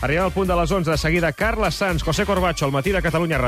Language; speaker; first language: Catalan; native; Catalan